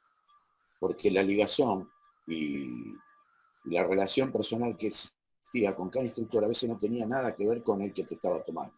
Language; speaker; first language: Spanish; native; Spanish